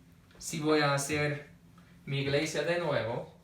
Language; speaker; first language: Spanish; non-native, fluent; English